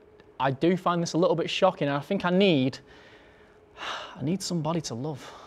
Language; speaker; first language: English; native; English